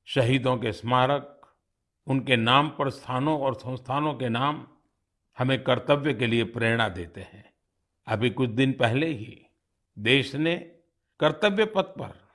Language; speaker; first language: Hindi; non-native, local second language; Gujarati